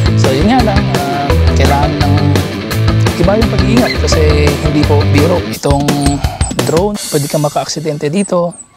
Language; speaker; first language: Filipino; non-native, local second language; Cebuano